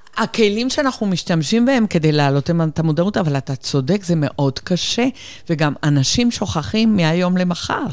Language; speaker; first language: Hebrew; non-native, fluent; Spanish